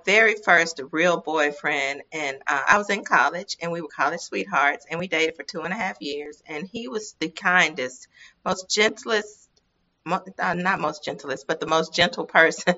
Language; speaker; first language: English; native; English